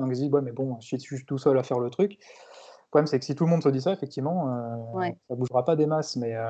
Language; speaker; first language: French; native; French